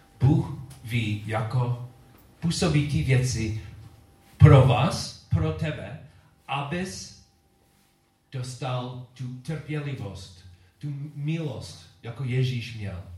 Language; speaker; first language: Czech; non-native, learner; English